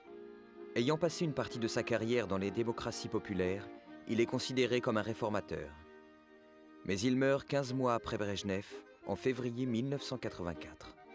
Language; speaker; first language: French; native; French